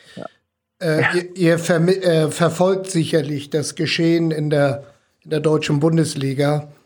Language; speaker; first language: German; native; German